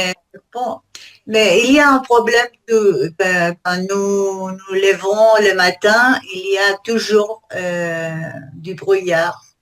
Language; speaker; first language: French; non-native, learner; Spanish